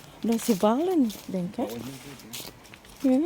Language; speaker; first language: Dutch; non-native, learner; Filipino